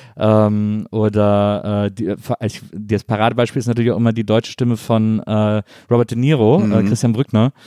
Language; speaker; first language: German; native; German